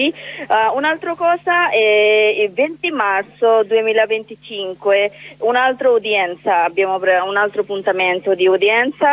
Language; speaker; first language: Italian; non-native, learner; Bangla